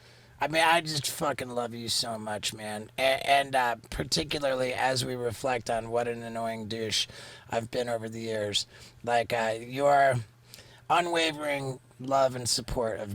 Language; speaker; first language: English; native; English